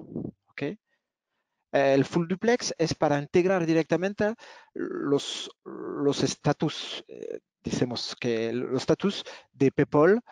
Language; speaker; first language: Spanish; non-native, fluent; French